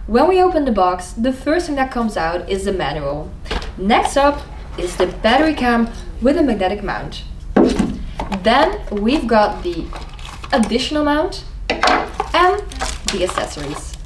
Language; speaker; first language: English; non-native, fluent; Dutch